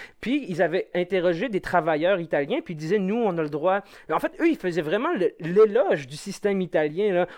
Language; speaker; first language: French; non-native, local second language; Arabic